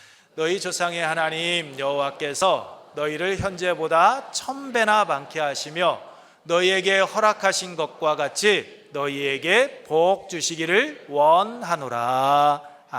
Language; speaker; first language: Korean; native; Korean